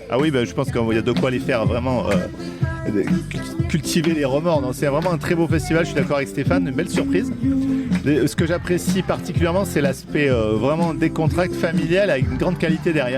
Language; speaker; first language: French; native; French